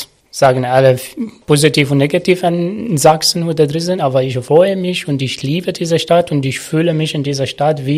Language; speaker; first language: German; non-native, learner; Arabic